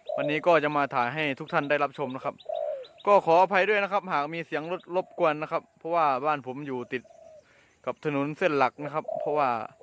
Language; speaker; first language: Thai; non-native, local second language; Northeastern Thai